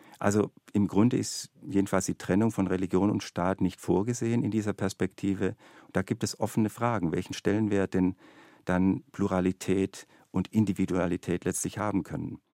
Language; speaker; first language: German; native; German